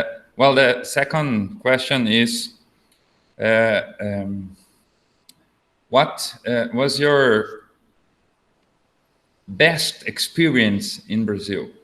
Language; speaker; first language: English; non-native, learner; Portuguese